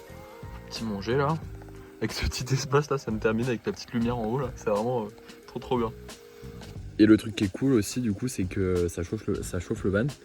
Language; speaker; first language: French; native; French